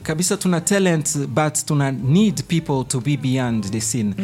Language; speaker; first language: English; non-native, fluent; Swahili